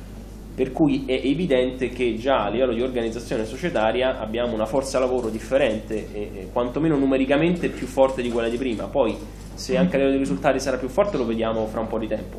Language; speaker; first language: Italian; native; Italian